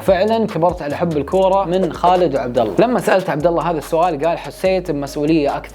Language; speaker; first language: Arabic; native; Arabic